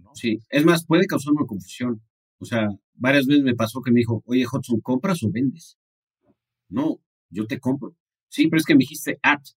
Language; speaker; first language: Spanish; native; Spanish